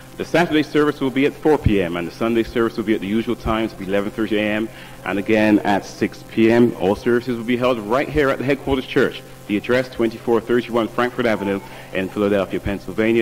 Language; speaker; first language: English; native; English